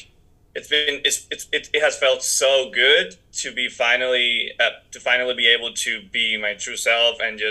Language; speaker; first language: English; non-native, fluent; Spanish